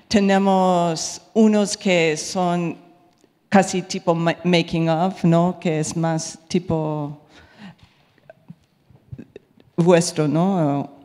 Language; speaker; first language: Spanish; non-native, fluent; English